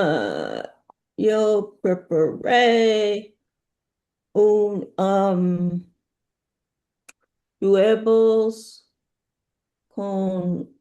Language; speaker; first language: Spanish; non-native, learner; English